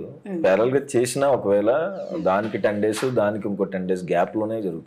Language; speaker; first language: Telugu; native; Telugu